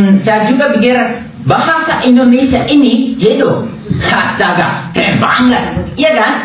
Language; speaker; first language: Indonesian; non-native, learner; Chinese